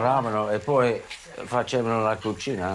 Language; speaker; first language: Italian; non-native, learner; English